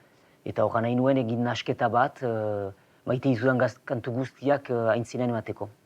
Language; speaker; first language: Basque; native; Basque